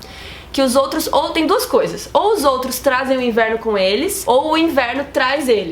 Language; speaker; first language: Portuguese; native; Portuguese